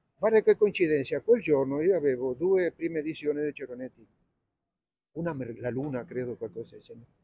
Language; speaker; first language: Italian; non-native, fluent; Spanish